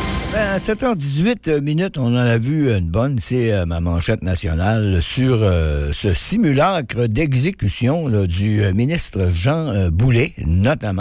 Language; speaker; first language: French; native; French